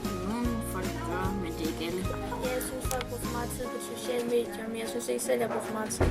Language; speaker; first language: Danish; native; Danish